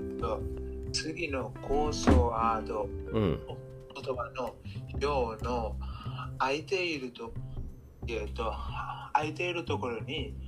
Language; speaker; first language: Japanese; non-native, learner; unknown